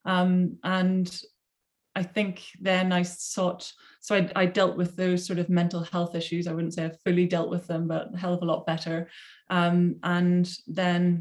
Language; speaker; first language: English; native; English